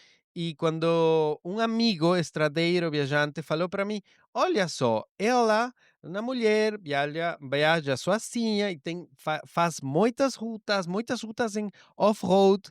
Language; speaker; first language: Portuguese; non-native, learner; Spanish